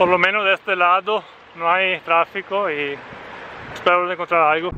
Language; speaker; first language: Spanish; non-native, fluent; Italian